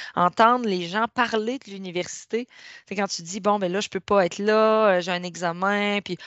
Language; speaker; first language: French; native; French